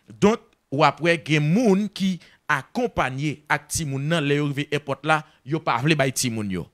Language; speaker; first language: French; non-native, local second language; Haitian Creole